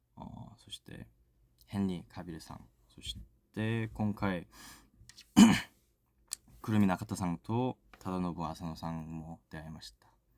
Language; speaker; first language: Japanese; non-native, fluent; Korean